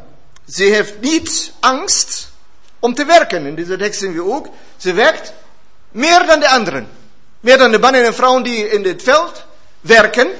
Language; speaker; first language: Dutch; non-native, learner; German